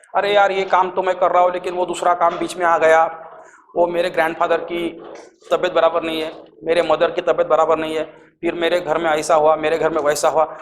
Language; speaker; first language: Hindi; non-native, local second language; Marathi